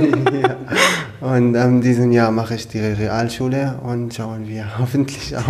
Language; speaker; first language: German; non-native, learner; Arabic